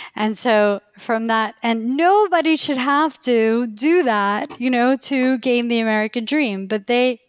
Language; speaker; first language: English; early bilingual, other home language; Persian